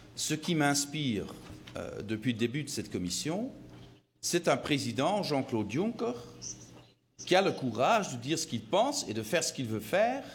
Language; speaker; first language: French; non-native, fluent; Dutch